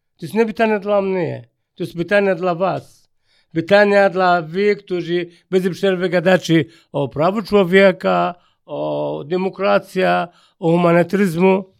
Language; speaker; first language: Polish; non-native, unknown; Arabic